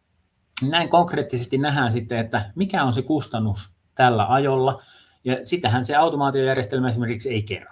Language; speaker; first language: Finnish; native; Finnish